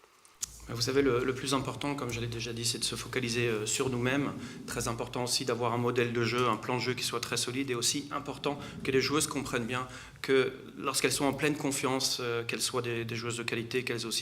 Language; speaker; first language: French; native; French